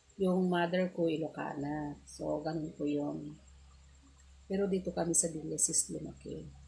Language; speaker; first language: Filipino; non-native, local second language; Iloko